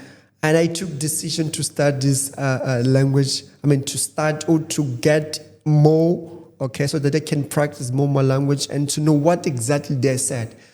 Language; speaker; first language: English; non-native, fluent; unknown